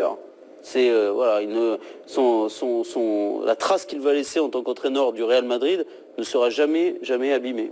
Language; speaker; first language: French; native; French